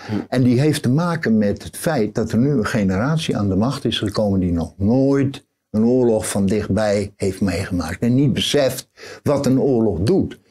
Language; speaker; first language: Dutch; native; Dutch